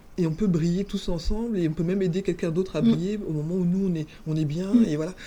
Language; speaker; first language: French; native; French